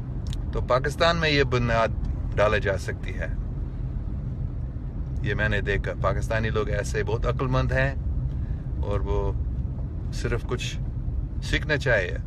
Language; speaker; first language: Hindi; non-native, local second language; English